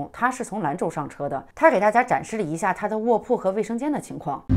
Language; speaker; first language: Chinese; native; Chinese